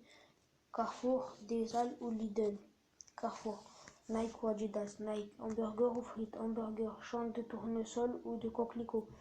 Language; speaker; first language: French; native; French